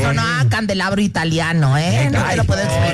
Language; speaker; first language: Spanish; native; Spanish